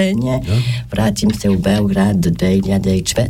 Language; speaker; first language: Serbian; non-native, learner; French